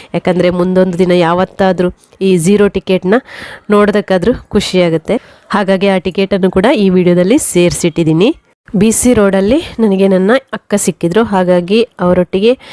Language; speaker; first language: Kannada; non-native, local second language; Tulu